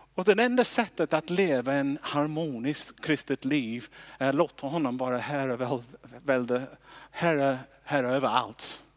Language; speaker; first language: Swedish; non-native, fluent; English